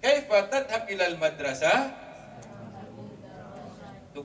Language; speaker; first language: Arabic; non-native, fluent; Malay